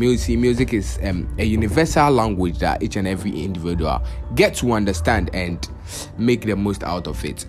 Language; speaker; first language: English; non-native, local second language; Akan